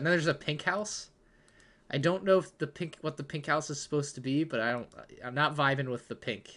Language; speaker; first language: English; native; English